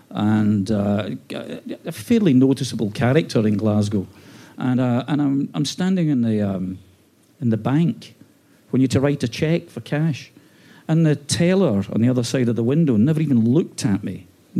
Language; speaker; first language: English; native; English